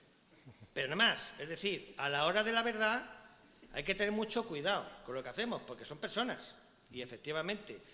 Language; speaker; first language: Spanish; native; Spanish